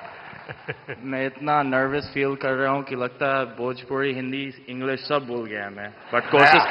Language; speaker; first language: Hindi; early bilingual, heritage; Hindi